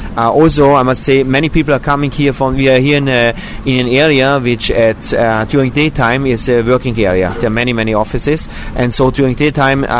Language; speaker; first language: English; non-native, fluent; German